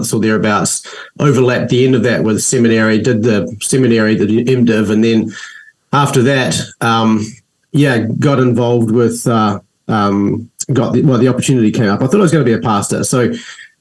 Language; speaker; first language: English; native; English